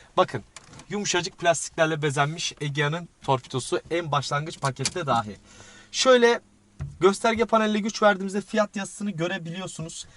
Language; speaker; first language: Turkish; native; Turkish